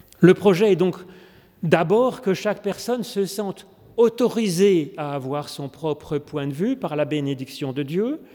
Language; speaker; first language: French; native; French